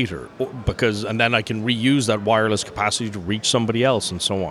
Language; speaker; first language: English; native; English